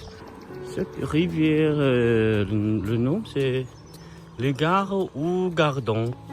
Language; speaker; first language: French; non-native, learner; Korean